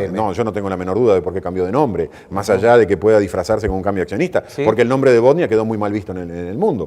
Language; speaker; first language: Spanish; native; Spanish